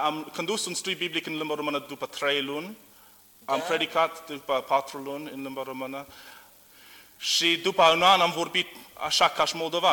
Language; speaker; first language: Romanian; non-native, learner; English